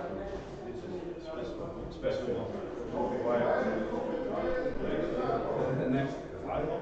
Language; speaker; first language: English; non-native, learner; Norwegian